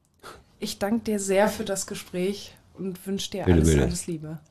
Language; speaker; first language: German; native; German